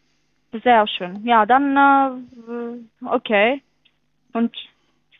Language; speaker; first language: German; non-native, fluent; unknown